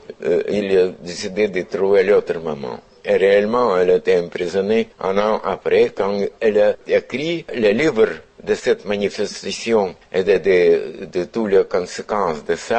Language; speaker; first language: French; non-native, fluent; Russian